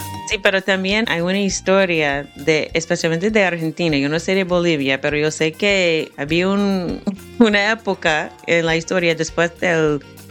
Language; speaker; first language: Spanish; non-native, fluent; English